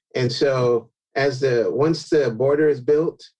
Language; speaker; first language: English; native; English